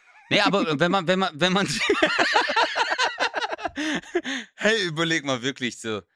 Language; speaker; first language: German; native; German